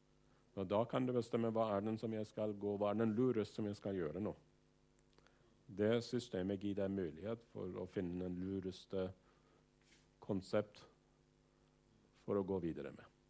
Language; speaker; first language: Norwegian; non-native, fluent; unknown